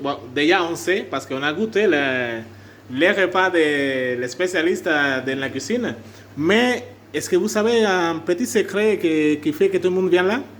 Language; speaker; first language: French; non-native, fluent; Spanish